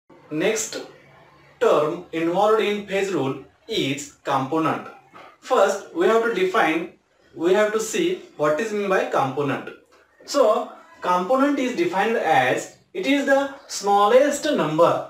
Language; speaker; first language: English; non-native, local second language; Marathi